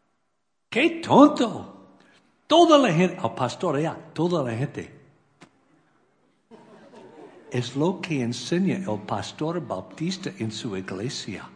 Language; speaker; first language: Spanish; non-native, learner; English